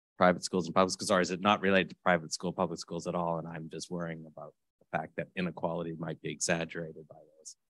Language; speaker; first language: English; native; English